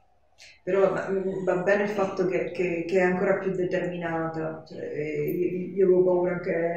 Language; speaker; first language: Italian; native; Italian